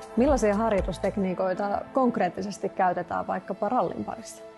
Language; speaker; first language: Finnish; native; Finnish